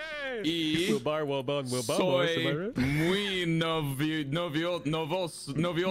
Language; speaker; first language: Spanish; non-native, learner; English